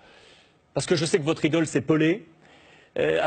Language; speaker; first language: French; native; French